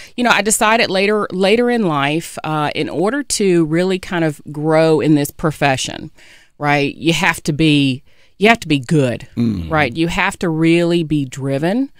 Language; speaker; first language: English; native; English